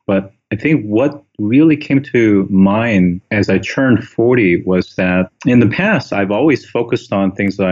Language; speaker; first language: English; early bilingual, other home language; Korean